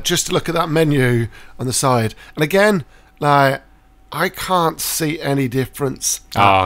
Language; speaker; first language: English; native; English